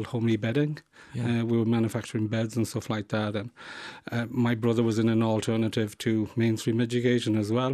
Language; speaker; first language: English; native; English